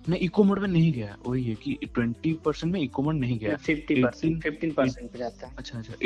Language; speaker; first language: Hindi; non-native, local second language; Odia